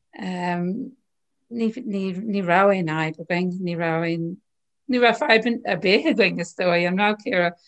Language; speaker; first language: Irish; non-native, local second language; English